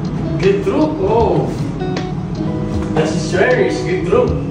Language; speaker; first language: German; non-native, learner; Filipino